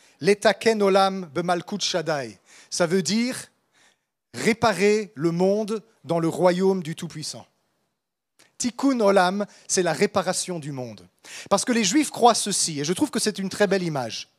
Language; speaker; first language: French; native; French